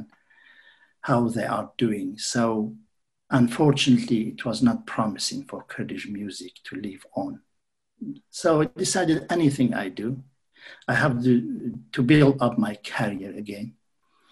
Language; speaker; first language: English; non-native, fluent; Central Kurdish